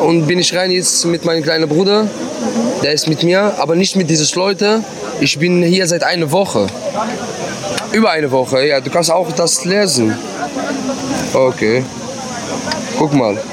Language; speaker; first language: German; non-native, fluent; Arabic